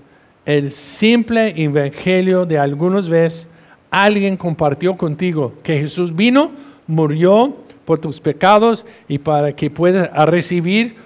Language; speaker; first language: Spanish; non-native, fluent; English